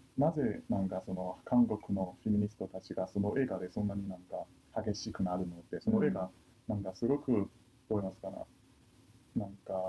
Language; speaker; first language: Japanese; non-native, fluent; Chinese